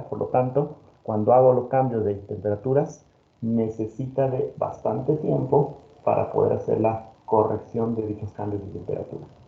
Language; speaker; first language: Spanish; native; Spanish